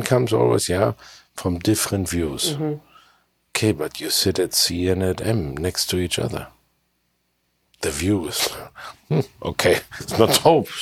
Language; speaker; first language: English; non-native, fluent; German